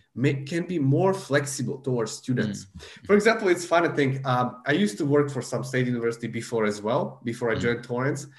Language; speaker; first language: English; non-native, fluent; Slovak